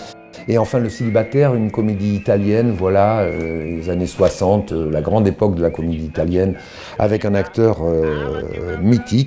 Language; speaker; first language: French; native; French